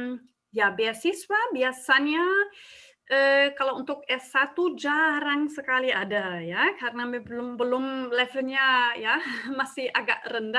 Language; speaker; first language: Indonesian; non-native, fluent; German